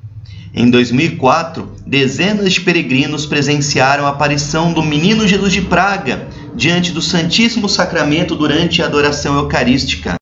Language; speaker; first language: Portuguese; native; Portuguese